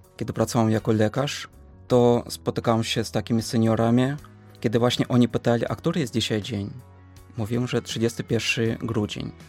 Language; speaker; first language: Polish; non-native, fluent; Russian